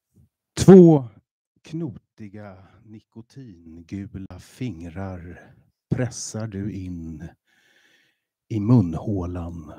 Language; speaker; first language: Swedish; native; Swedish